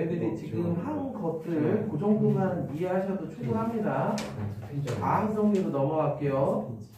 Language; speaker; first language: Korean; native; Korean